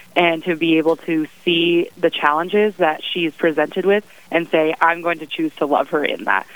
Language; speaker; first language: English; native; English